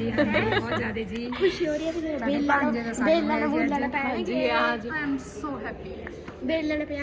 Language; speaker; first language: Hindi; non-native, local second language; Punjabi